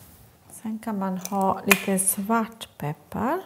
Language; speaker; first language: Swedish; non-native, fluent; Italian